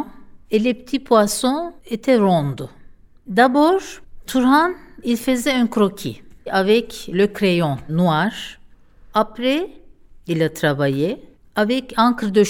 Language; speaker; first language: French; non-native, fluent; Turkish